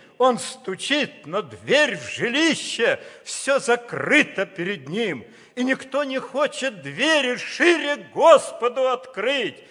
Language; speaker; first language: Russian; native; Russian